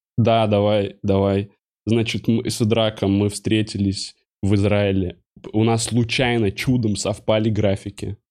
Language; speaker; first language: Russian; native; Russian